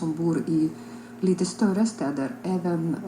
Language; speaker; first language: Swedish; non-native, fluent; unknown